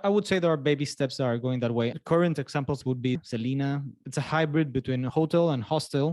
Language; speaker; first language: English; non-native, fluent; Spanish